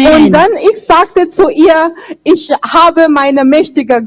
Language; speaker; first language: German; non-native, fluent; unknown